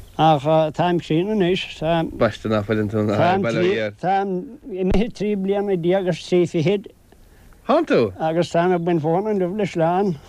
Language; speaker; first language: Irish; native; Irish